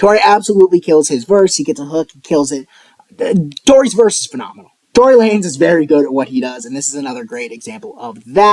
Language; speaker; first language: English; native; English